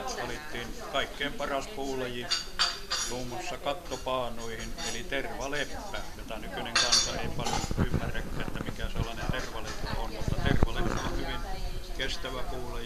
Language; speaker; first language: Finnish; native; Finnish